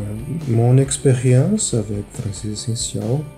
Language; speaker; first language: French; non-native, learner; Portuguese